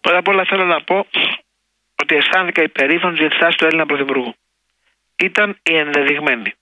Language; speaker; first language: Greek; native; Greek